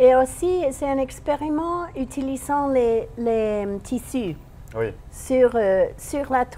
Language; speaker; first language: French; non-native, fluent; English